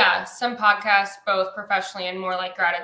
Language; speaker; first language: English; native; English